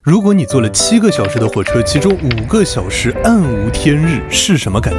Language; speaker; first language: Chinese; native; Chinese